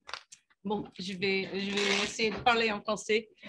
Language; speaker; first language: French; non-native, fluent; English